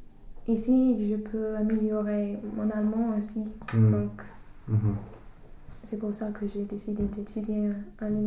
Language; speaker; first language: French; non-native, learner; English